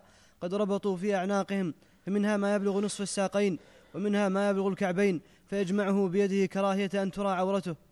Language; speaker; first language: Arabic; native; Arabic